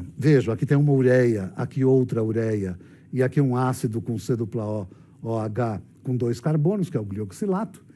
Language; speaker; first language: Portuguese; native; Portuguese